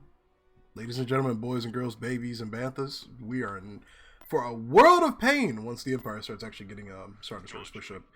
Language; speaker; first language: English; native; English